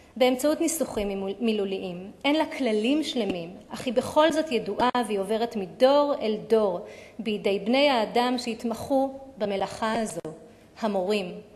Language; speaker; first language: Hebrew; native; Hebrew